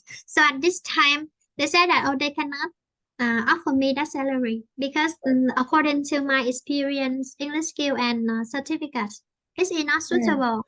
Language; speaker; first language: English; non-native, fluent; Vietnamese